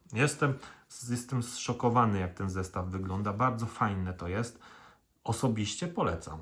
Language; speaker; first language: Polish; native; Polish